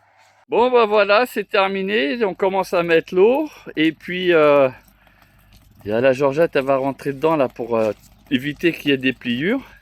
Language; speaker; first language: French; native; French